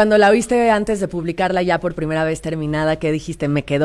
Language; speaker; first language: Spanish; native; Spanish